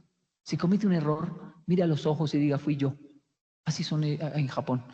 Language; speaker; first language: Spanish; native; Spanish